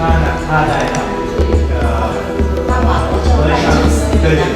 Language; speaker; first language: Chinese; non-native, learner; Sinhala